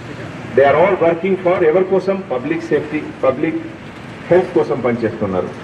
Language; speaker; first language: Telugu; non-native, local second language; Hindi